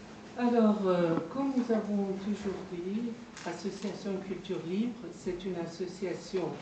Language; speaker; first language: French; non-native, fluent; Persian